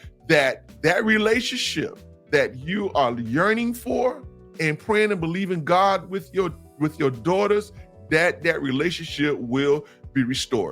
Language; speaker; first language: English; native; English